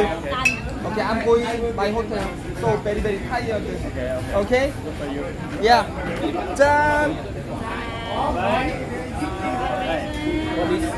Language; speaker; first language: English; non-native, learner; Korean